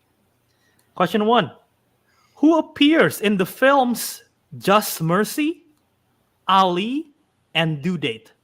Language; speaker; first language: English; native; English